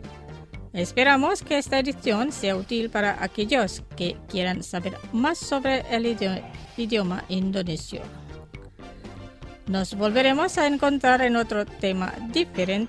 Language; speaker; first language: Spanish; non-native, fluent; Indonesian